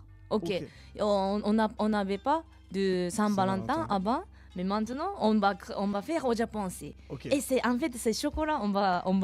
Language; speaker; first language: French; non-native, fluent; Japanese